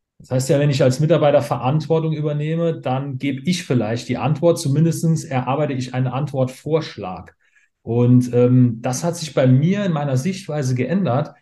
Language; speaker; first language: German; native; German